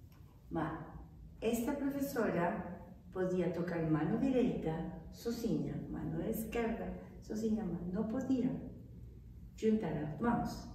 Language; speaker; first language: Portuguese; non-native, fluent; Spanish